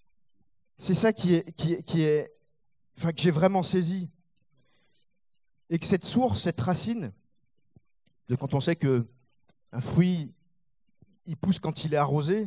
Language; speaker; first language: French; native; French